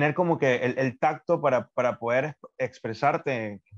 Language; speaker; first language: Spanish; native; Spanish